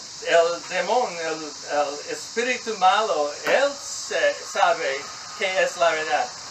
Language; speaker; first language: Spanish; non-native, learner; English